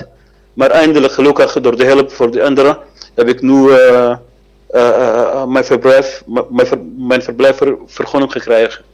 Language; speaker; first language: Dutch; non-native, fluent; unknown